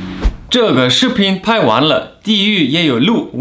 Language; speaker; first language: Chinese; non-native, fluent; German